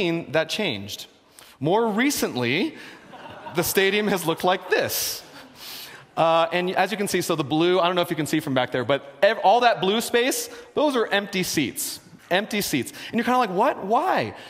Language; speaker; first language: English; native; English